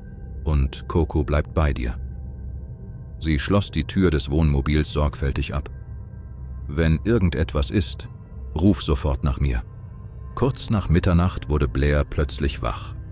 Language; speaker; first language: German; native; German